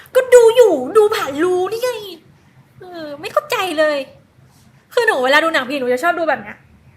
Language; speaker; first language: Thai; native; Thai